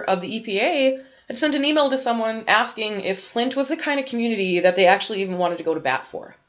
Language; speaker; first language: English; native; English